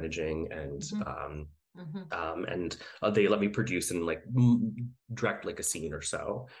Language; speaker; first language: English; native; English